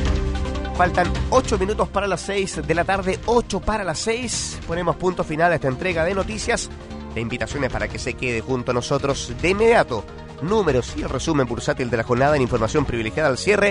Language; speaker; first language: Spanish; native; Spanish